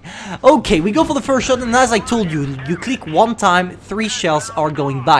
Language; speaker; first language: English; non-native, fluent; French